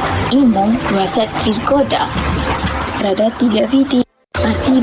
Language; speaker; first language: Russian; non-native, learner; Malay